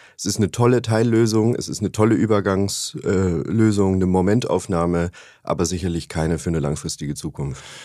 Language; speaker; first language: German; native; German